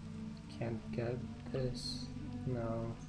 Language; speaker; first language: English; native; English